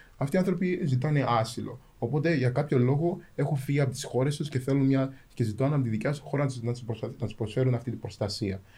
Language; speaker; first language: Greek; early bilingual, other home language; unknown